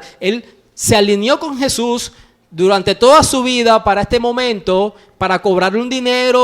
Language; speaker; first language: Spanish; native; Spanish